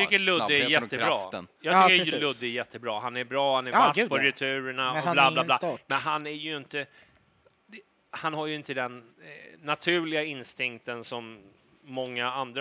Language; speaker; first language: Swedish; native; Swedish